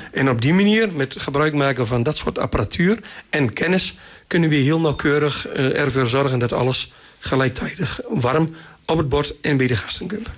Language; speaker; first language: Dutch; native; Dutch